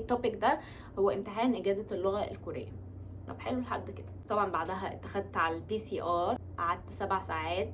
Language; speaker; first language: Arabic; native; Arabic